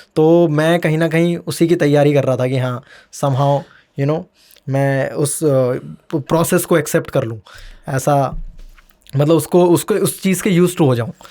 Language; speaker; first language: Hindi; native; Hindi